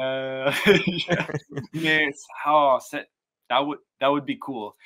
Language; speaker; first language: French; non-native, learner; English